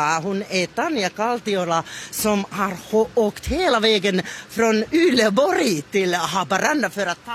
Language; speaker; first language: Swedish; non-native, fluent; Finnish